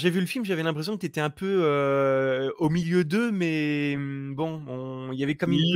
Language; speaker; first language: French; native; French